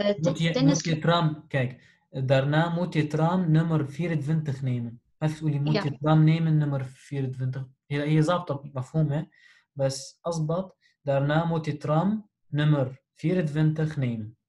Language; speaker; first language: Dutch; non-native, fluent; Arabic